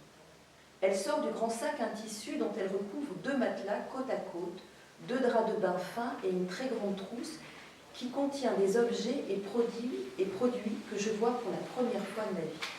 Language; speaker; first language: French; native; French